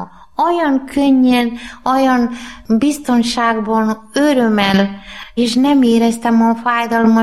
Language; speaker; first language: Hungarian; non-native, learner; Malayalam